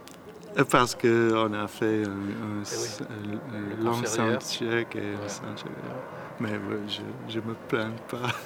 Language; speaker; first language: French; non-native, learner; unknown